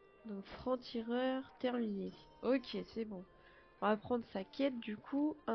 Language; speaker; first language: French; native; French